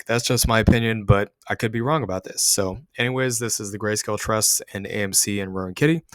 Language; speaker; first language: English; native; English